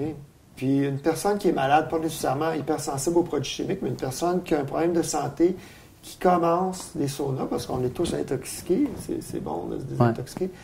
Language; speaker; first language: French; native; French